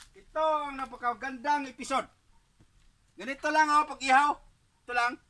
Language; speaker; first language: Filipino; non-native, local second language; Cebuano